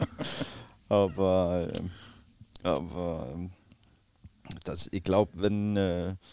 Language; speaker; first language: German; non-native, learner; Danish